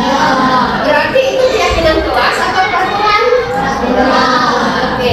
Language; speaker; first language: Indonesian; native; Indonesian